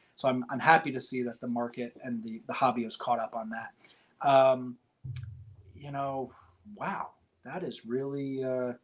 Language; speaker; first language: English; native; English